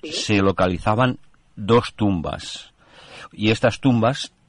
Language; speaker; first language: Spanish; non-native, local second language; Catalan